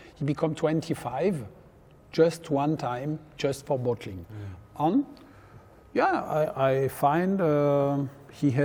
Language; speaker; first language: English; non-native, learner; French